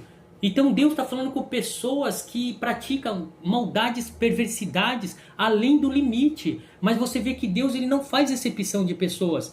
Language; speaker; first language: Portuguese; native; Portuguese